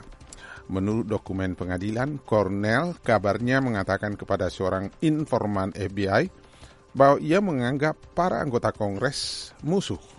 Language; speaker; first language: Indonesian; native; Indonesian